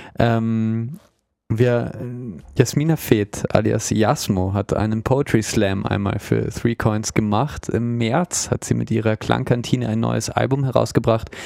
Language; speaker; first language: German; native; German